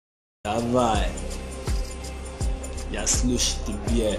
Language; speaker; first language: Russian; non-native, learner; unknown